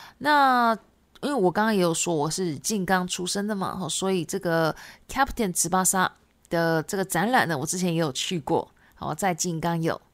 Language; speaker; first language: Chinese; non-native, fluent; Japanese